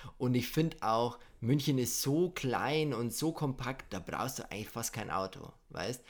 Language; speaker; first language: German; native; German